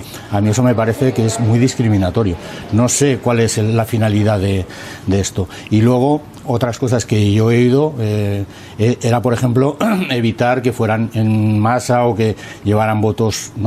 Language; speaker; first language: Spanish; native; Spanish